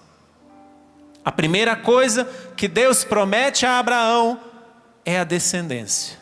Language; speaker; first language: Portuguese; native; Portuguese